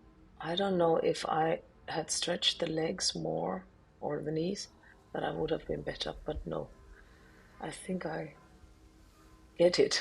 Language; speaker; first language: English; non-native, fluent; German